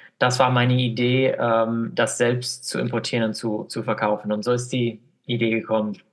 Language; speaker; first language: German; non-native, fluent; English